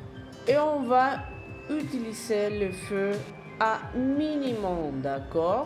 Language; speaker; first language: French; non-native, learner; Spanish